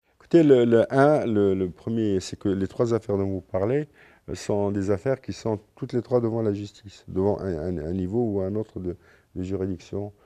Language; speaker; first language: French; non-native, local second language; Arabic